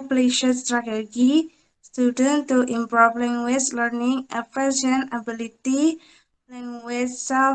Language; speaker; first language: English; non-native, learner; Indonesian